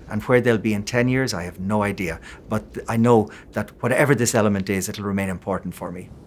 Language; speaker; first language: English; native; English